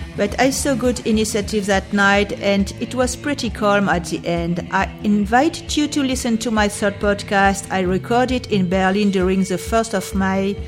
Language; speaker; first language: English; non-native, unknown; French